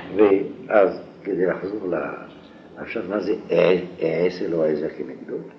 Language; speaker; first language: Hebrew; non-native, fluent; French